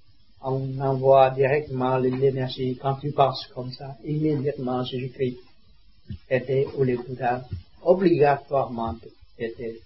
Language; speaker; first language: French; non-native, learner; Vietnamese